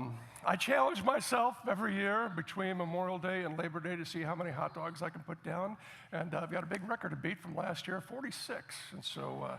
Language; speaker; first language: English; native; English